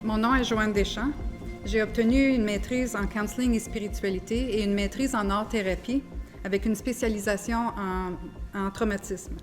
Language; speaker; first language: French; native; French